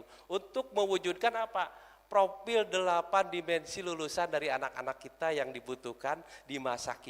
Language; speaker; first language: Indonesian; native; Indonesian